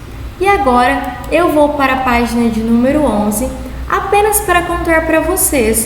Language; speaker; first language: Portuguese; native; Portuguese